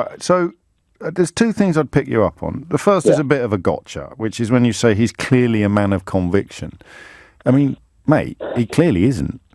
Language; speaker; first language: English; native; English